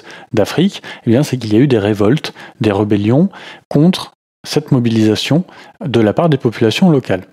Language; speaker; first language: French; native; French